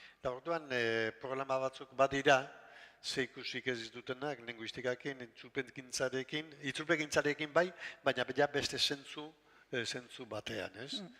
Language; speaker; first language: Basque; native; Basque